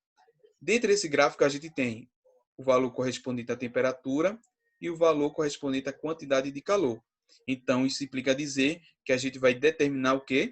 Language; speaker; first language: Portuguese; native; Portuguese